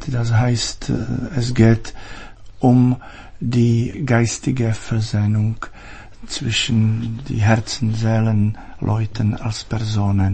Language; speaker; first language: German; non-native, fluent; Czech